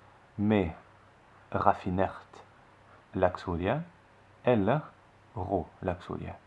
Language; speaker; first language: Norwegian; non-native, fluent; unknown